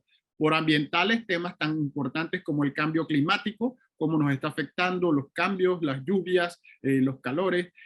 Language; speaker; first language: Spanish; native; Spanish